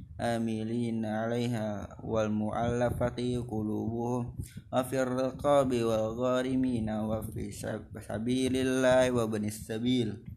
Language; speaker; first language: Arabic; non-native, learner; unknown